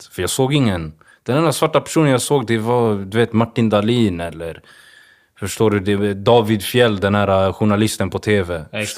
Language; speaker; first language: Swedish; early bilingual, other home language; Swahili